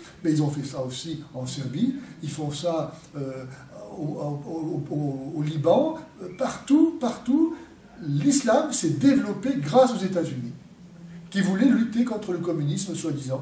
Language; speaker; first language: French; native; French